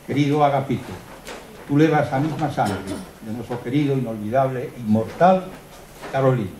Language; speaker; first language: Spanish; non-native, local second language; Galician